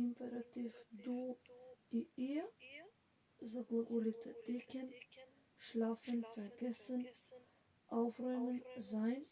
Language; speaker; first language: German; non-native, fluent; Macedonian